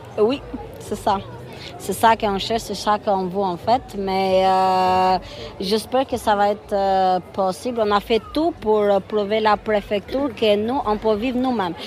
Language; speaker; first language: French; non-native, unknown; Albanian